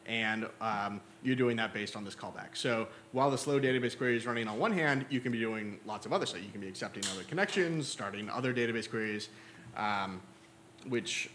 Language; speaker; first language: English; native; English